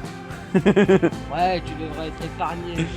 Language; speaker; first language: French; native; French